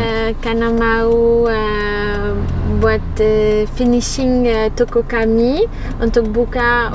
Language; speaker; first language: Indonesian; non-native, learner; French